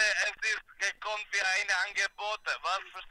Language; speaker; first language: German; non-native, learner; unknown